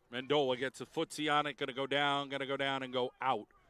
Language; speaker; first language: English; native; English